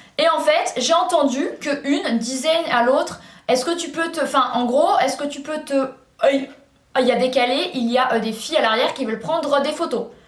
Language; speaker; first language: French; native; French